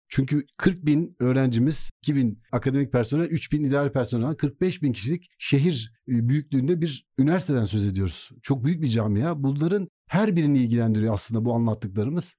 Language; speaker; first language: Turkish; native; Turkish